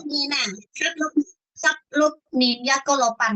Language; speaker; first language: Cantonese; non-native, learner; Indonesian